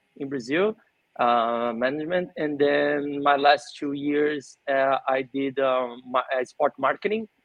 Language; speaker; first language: English; non-native, fluent; Portuguese